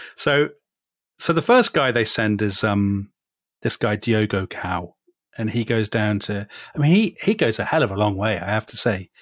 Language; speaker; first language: English; native; English